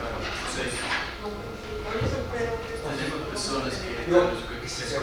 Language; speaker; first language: Spanish; non-native, fluent; English